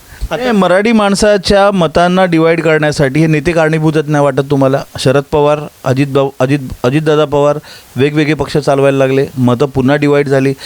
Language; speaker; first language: Marathi; native; Marathi